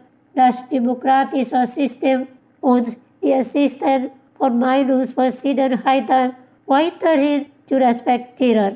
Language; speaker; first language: German; non-native, fluent; Indonesian